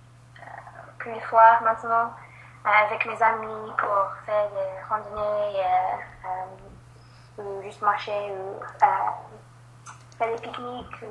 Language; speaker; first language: French; non-native, learner; English